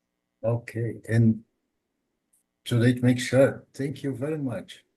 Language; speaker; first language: English; non-native, fluent; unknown